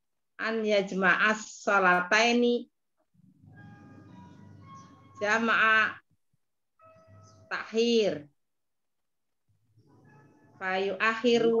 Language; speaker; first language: Arabic; non-native, learner; Indonesian